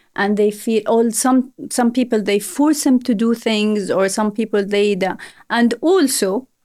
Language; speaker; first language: English; non-native, fluent; Arabic